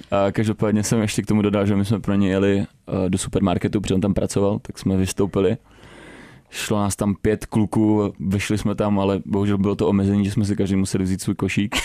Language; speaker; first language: Czech; early bilingual, other home language; Romanian